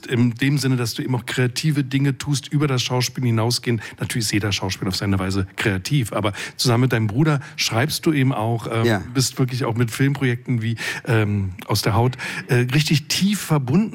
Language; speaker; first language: German; native; German